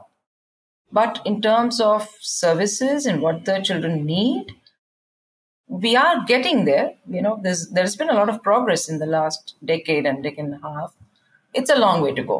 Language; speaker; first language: English; non-native, local second language; Kannada